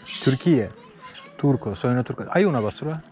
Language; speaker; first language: Spanish; non-native, learner; Turkish